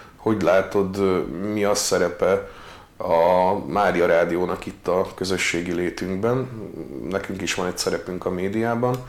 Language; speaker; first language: Hungarian; native; Hungarian